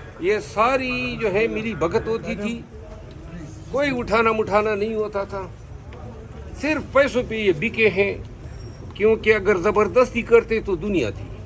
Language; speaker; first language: Urdu; non-native, local second language; Pashto